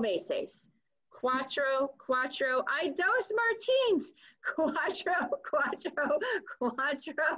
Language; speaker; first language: Spanish; non-native, fluent; English